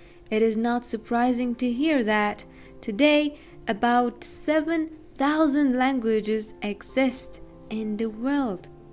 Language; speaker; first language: English; non-native, fluent; Persian